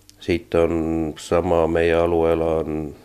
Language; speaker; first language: Finnish; non-native, learner; Estonian